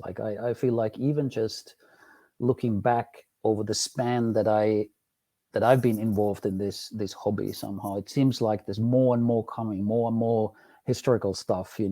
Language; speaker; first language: English; non-native, fluent; Finnish